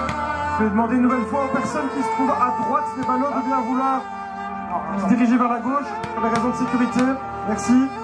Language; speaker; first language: French; native; French